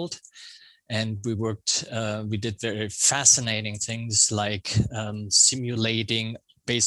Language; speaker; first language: English; non-native, fluent; German